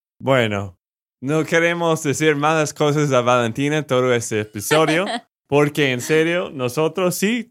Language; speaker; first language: Spanish; non-native, fluent; English